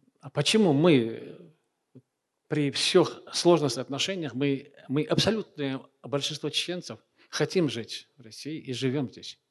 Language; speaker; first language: Russian; non-native, local second language; Chechen